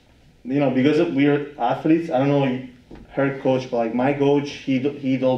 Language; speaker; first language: English; non-native, fluent; Italian